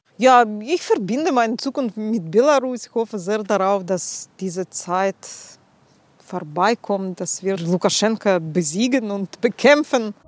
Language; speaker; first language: German; non-native, fluent; Russian